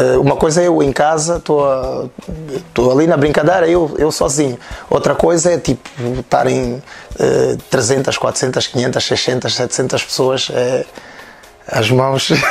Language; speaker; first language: Portuguese; native; Portuguese